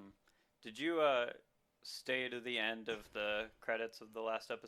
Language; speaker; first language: English; native; English